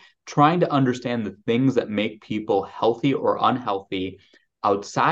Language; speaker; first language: English; native; English